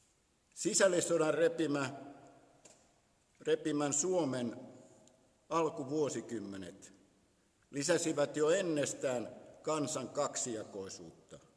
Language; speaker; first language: Finnish; native; Finnish